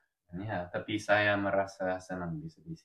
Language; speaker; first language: Indonesian; non-native, fluent; English